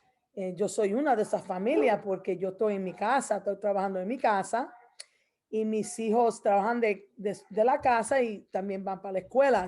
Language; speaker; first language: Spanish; early bilingual, heritage; Spanish